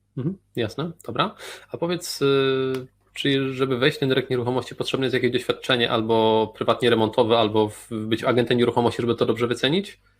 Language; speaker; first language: Polish; native; Polish